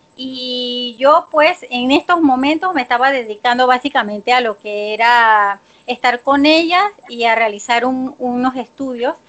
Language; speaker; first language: Spanish; native; Spanish